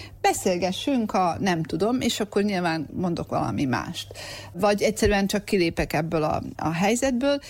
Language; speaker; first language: Hungarian; native; Hungarian